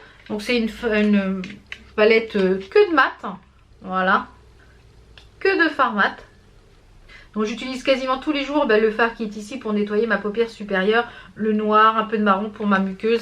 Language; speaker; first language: French; native; French